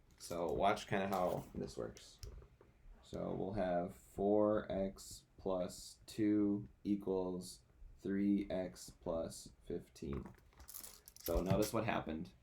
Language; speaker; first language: English; native; English